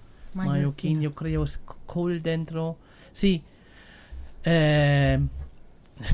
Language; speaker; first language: Spanish; non-native, learner; German